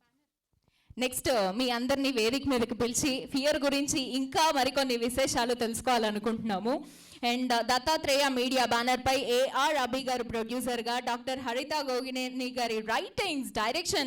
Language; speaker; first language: Telugu; native; Telugu